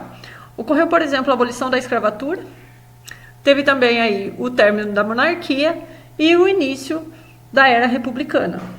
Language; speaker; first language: Portuguese; native; Portuguese